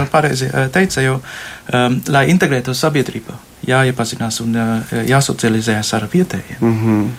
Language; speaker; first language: Latvian; non-native, fluent; Sinhala